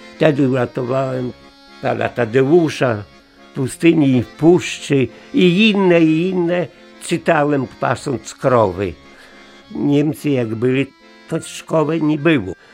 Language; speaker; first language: Polish; native; Polish